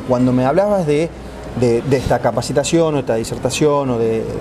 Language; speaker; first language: Spanish; native; Spanish